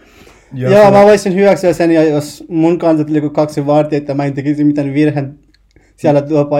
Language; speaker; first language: Finnish; non-native, learner; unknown